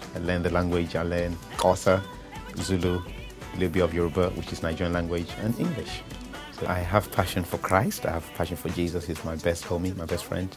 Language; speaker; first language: English; non-native, local second language; Yoruba